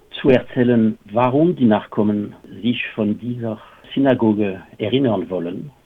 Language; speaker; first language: German; non-native, fluent; French